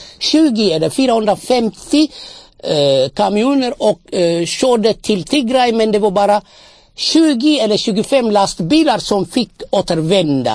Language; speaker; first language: Swedish; non-native, fluent; Amharic